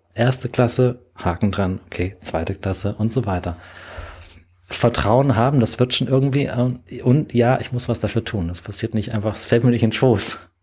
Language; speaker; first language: German; native; German